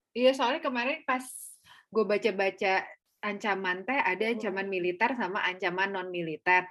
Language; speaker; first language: Indonesian; native; Indonesian